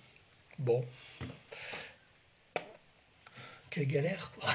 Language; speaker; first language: French; native; French